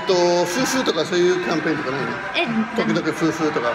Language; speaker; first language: Japanese; non-native, fluent; English